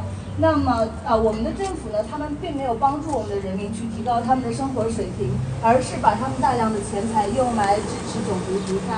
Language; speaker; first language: Chinese; native; Chinese